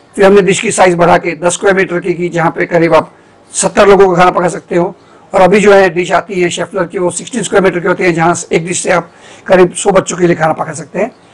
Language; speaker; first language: Hindi; non-native, local second language; Gujarati